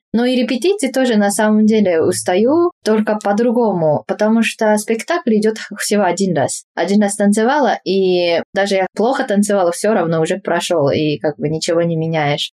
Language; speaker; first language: Russian; non-native, fluent; Japanese